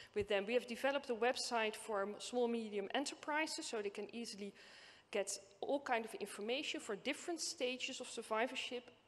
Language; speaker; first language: English; non-native, fluent; Dutch